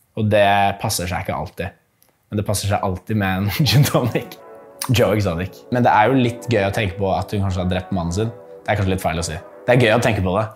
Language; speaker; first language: Norwegian; early bilingual, other home language; English